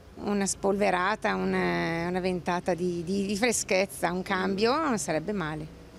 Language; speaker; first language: Italian; native; Italian